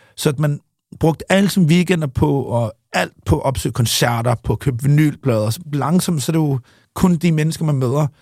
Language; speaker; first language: Danish; early bilingual, other home language; English